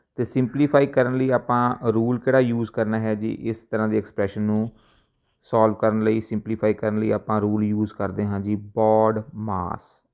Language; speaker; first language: Hindi; non-native, local second language; Punjabi